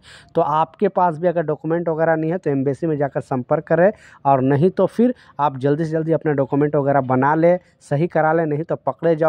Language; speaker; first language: Hindi; native; Hindi